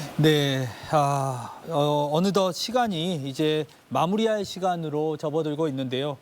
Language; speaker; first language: Korean; native; Korean